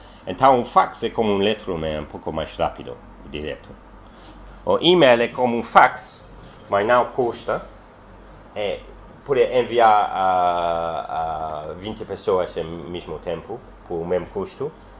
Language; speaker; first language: Portuguese; non-native, learner; English